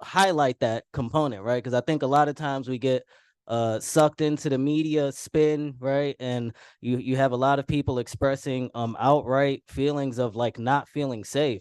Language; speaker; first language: English; non-native, fluent; Arabic